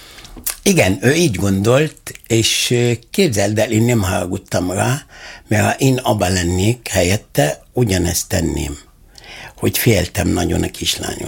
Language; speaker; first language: Hungarian; non-native, fluent; Arabic